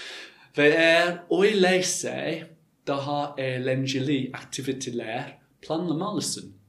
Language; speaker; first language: Turkish; non-native, fluent; English